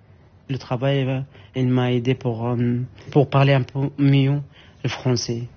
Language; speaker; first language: French; non-native, learner; Arabic